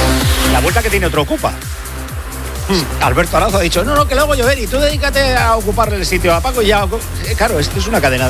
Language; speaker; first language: Spanish; native; Spanish